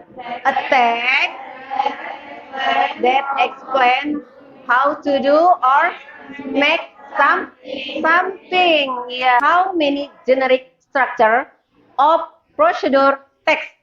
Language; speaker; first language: English; non-native, learner; Indonesian